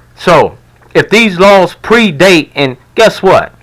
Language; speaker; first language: English; native; English